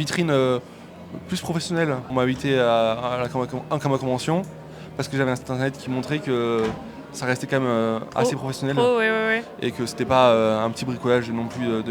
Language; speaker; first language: French; native; French